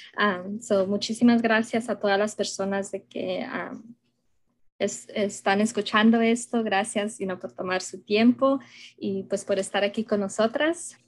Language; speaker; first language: Spanish; early bilingual, heritage; Spanish